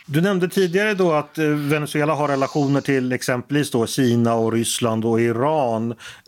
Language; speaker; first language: Swedish; native; Swedish